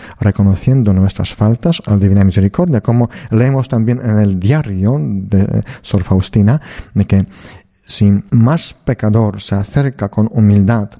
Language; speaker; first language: Spanish; non-native, fluent; Polish